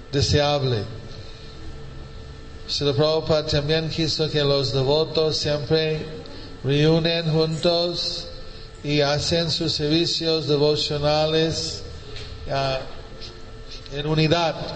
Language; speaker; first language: Spanish; non-native, fluent; English